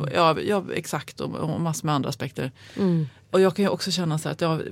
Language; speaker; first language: Swedish; native; Swedish